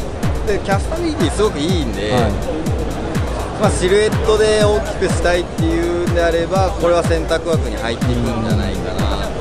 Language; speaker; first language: Japanese; native; Japanese